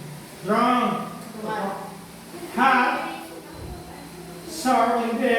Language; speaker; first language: English; non-native, learner; Spanish